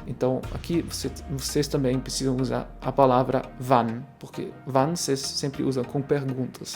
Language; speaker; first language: Portuguese; non-native, fluent; German